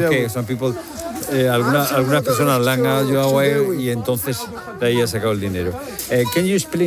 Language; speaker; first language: Spanish; native; Spanish